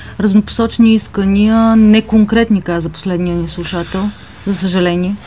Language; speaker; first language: Bulgarian; native; Bulgarian